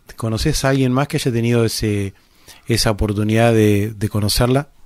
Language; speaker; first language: Spanish; native; Spanish